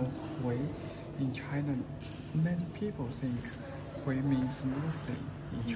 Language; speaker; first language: English; non-native, learner; Chinese